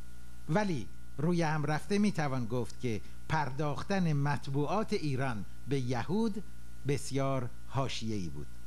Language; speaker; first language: Persian; native; Persian